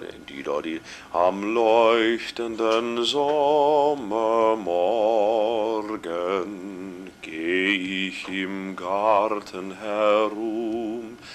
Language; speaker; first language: German; non-native, fluent; English